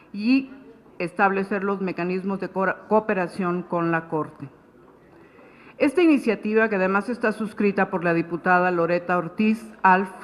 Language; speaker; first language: Spanish; native; Spanish